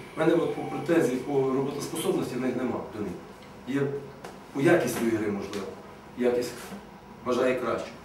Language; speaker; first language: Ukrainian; native; Ukrainian